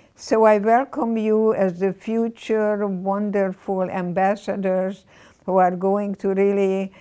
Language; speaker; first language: English; non-native, fluent; Hungarian